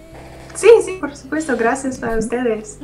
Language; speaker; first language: Spanish; non-native, learner; English